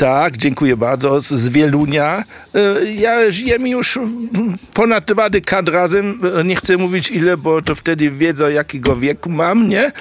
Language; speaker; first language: Polish; early bilingual, heritage; German